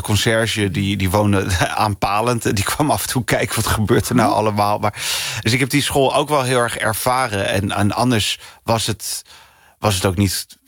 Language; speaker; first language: Dutch; early bilingual, other home language; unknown